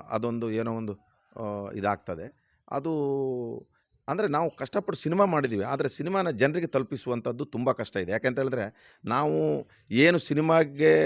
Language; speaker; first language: Kannada; non-native, local second language; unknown